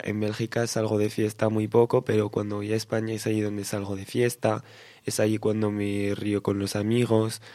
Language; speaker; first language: Spanish; early bilingual, heritage; Spanish